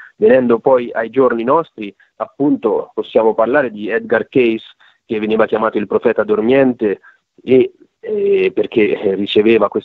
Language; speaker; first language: Italian; native; Italian